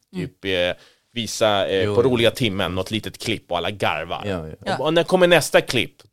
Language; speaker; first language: Swedish; early bilingual, other home language; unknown